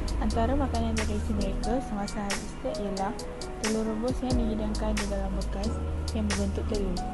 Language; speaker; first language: Malay; native; Malay